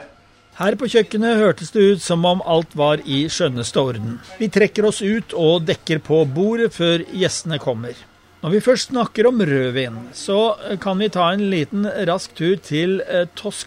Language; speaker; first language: Norwegian; native; Norwegian